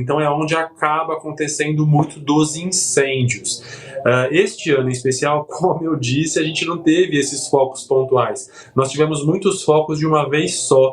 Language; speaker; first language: Portuguese; native; Portuguese